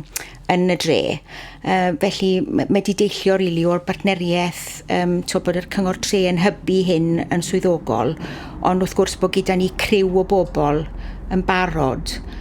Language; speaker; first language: Welsh; native; Welsh